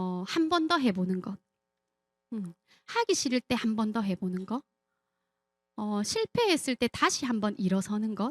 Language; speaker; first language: Korean; native; Korean